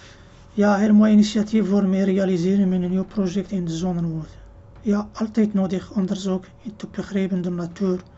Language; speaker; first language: Dutch; non-native, learner; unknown